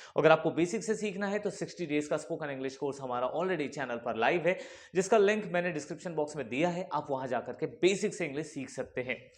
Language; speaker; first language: Hindi; native; Hindi